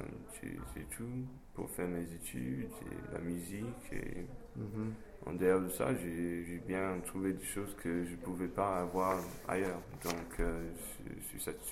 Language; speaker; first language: French; non-native, fluent; English